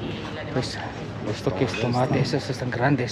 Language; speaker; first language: Spanish; non-native, learner; Filipino